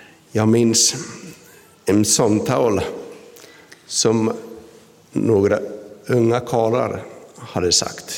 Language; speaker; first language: Swedish; non-native, local second language; Finnish